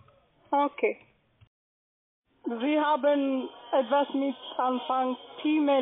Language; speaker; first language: German; non-native, fluent; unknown